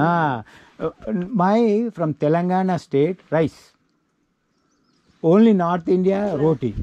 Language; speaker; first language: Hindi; non-native, local second language; Telugu